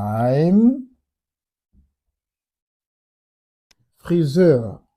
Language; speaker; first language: German; non-native, fluent; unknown